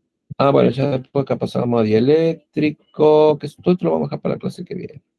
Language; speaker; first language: Spanish; native; Spanish